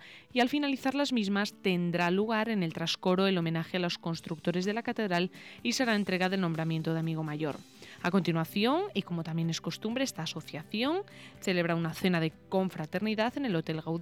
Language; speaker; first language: Spanish; native; Spanish